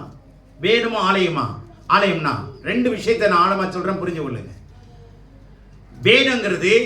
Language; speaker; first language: Tamil; native; Tamil